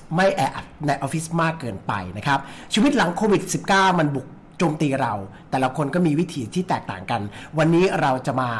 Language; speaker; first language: Thai; native; Thai